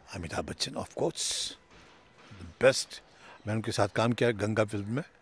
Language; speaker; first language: Hindi; native; Hindi